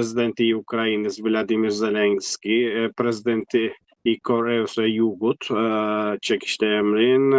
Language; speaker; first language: Albanian; non-native, fluent; Turkish